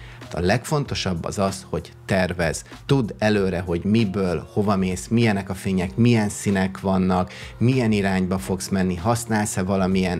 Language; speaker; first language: Hungarian; native; Hungarian